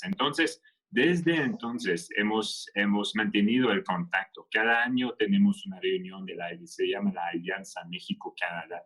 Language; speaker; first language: Spanish; non-native, fluent; French